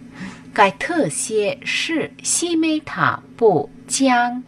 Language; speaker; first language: Chinese; non-native, fluent; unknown